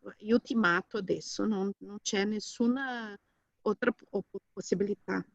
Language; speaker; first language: Italian; non-native, fluent; Portuguese